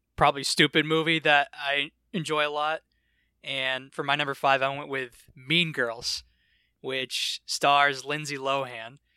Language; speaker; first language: English; early bilingual, other home language; Filipino